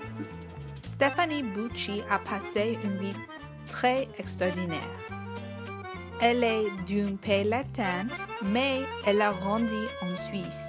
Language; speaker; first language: French; non-native, learner; Spanish